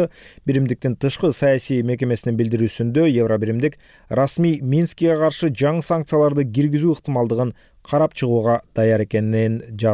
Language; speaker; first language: Kyrgyz; native; Kyrgyz